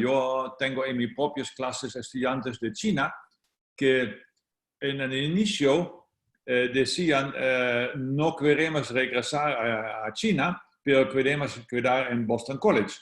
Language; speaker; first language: Spanish; non-native, fluent; Dutch